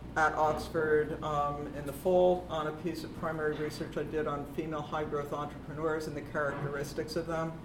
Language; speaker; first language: English; native; English